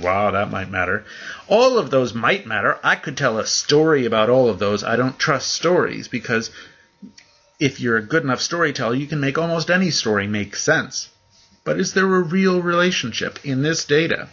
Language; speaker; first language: English; native; English